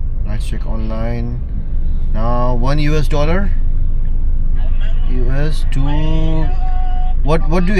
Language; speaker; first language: English; non-native, local second language; Urdu